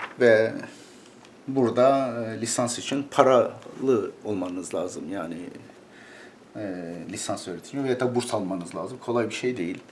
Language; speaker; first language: Turkish; native; Turkish